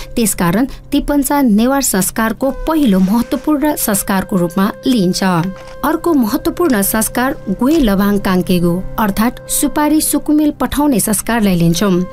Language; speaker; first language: Nepali; non-native, local second language; Newari